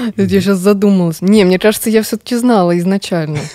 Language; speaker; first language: Russian; early bilingual, heritage; Russian